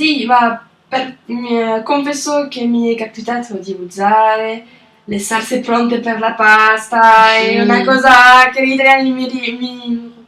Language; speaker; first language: Italian; non-native, learner; French